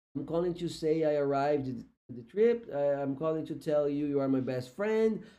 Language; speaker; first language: English; non-native, fluent; Portuguese